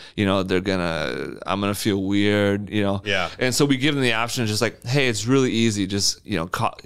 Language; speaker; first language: English; native; English